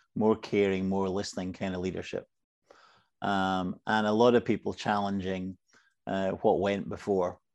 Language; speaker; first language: English; native; English